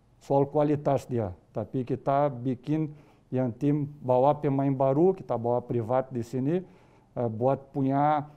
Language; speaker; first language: Indonesian; non-native, fluent; Portuguese